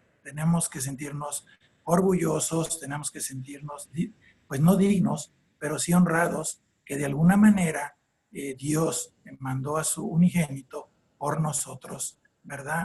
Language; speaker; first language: Spanish; native; Spanish